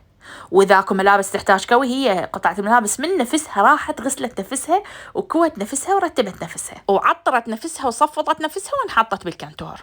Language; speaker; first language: Arabic; native; Arabic